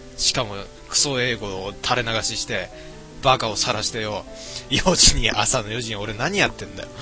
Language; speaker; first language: Japanese; native; Japanese